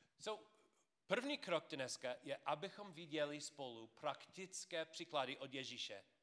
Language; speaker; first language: Czech; non-native, fluent; English